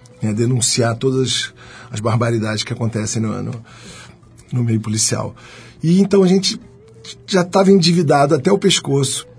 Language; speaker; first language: Portuguese; native; Portuguese